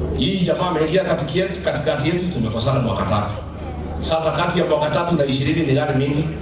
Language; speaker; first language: Swahili; non-native, local second language; Kikuyu